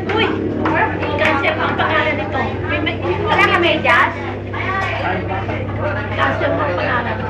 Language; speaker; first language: Filipino; native; Filipino